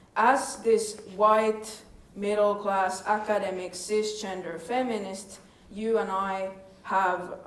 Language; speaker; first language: English; non-native, fluent; Finnish